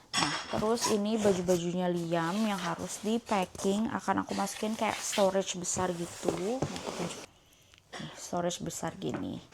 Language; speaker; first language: Indonesian; native; Indonesian